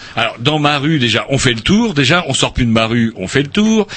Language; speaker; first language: French; native; French